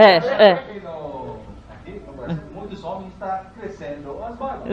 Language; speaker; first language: Portuguese; non-native, learner; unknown